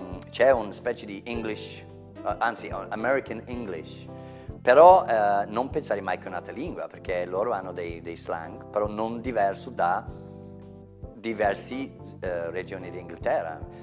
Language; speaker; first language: Italian; non-native, fluent; English